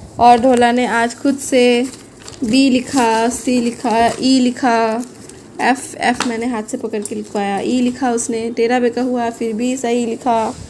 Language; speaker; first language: Hindi; non-native, local second language; Bangla